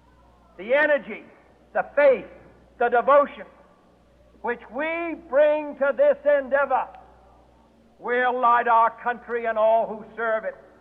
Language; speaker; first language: English; native; English